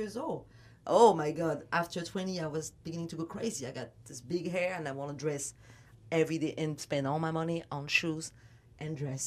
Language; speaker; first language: English; non-native, learner; French